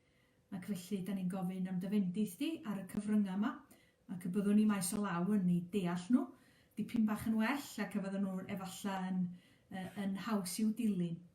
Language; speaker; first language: Welsh; native; Welsh